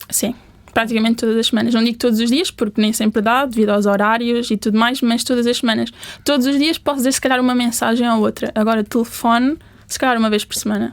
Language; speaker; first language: Portuguese; early bilingual, other home language; Spanish